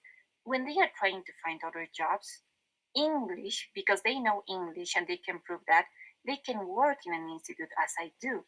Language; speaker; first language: English; non-native, fluent; Spanish